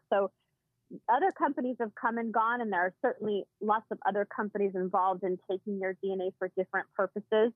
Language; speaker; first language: English; native; English